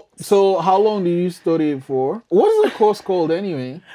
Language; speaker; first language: English; native; English